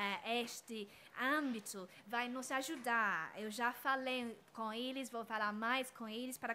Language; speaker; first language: Portuguese; non-native, fluent; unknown